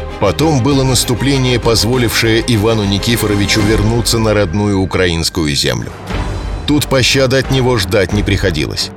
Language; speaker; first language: Russian; native; Russian